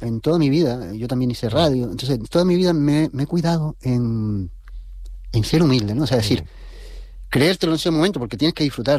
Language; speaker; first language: Spanish; native; Spanish